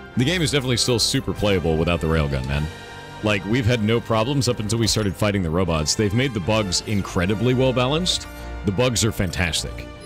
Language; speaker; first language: English; native; English